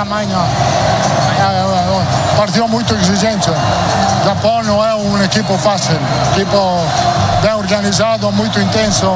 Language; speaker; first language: Portuguese; non-native, learner; Italian